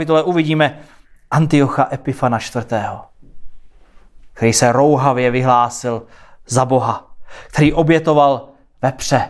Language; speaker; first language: Czech; native; Czech